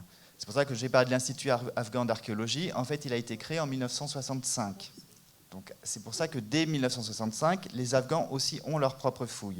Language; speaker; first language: French; native; French